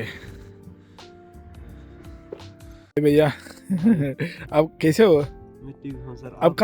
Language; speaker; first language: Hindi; non-native, local second language; Malayalam